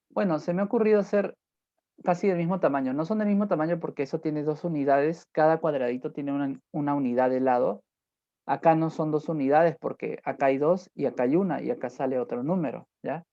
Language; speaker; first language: Spanish; native; Spanish